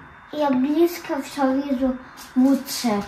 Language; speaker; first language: Russian; early bilingual, heritage; German